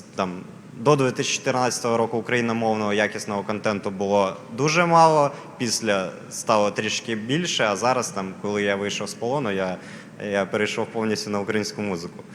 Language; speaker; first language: Ukrainian; non-native, local second language; Russian